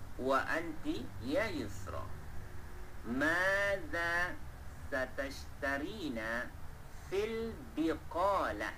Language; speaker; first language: Arabic; non-native, fluent; Malay